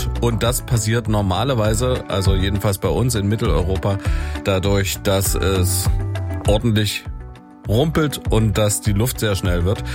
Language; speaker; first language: German; native; German